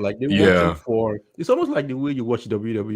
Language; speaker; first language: English; native; English